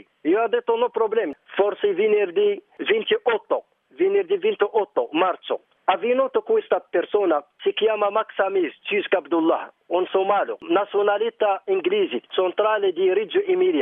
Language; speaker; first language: Italian; non-native, learner; Arabic